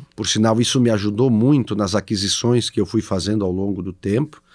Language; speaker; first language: Portuguese; native; Portuguese